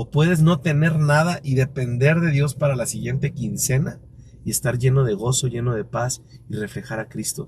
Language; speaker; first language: Spanish; native; Spanish